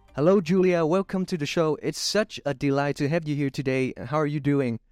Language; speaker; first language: English; non-native, fluent; Vietnamese